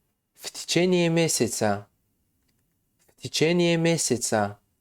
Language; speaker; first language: Russian; non-native, fluent; Tajik